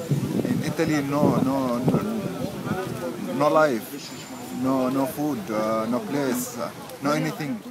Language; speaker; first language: English; non-native, learner; Arabic